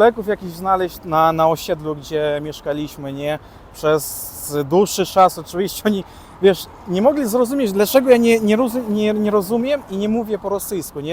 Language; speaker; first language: Polish; early bilingual, other home language; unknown